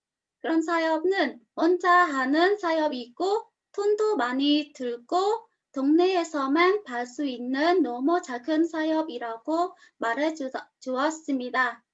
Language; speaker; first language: Korean; non-native, learner; Khmer